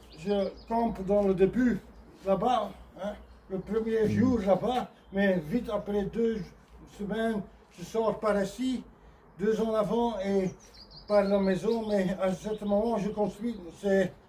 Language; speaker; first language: French; non-native, learner; Dutch